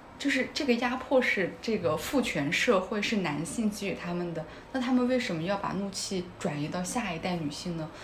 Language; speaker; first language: Chinese; non-native, local second language; Kazakh